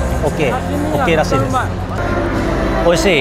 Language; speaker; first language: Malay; non-native, learner; Japanese